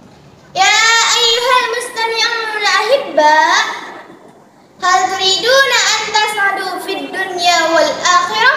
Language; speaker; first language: Arabic; non-native, learner; Indonesian